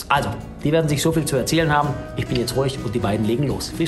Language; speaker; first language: German; early bilingual, other home language; Italian